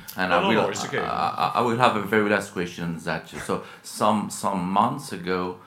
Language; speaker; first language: English; non-native, fluent; French